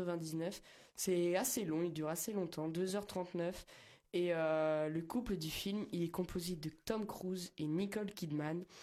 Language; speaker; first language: French; native; French